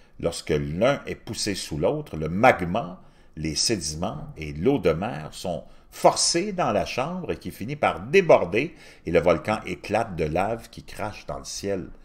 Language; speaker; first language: French; native; French